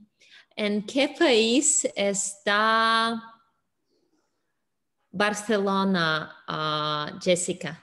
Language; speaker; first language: Spanish; non-native, learner; English